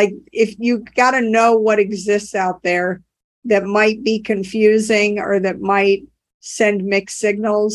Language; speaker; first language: English; native; English